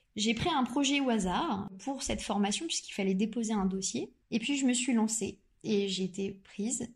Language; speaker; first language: French; native; French